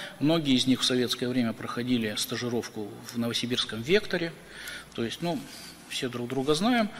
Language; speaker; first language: Russian; native; Russian